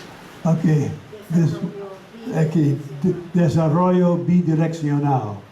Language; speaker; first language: Spanish; non-native, fluent; English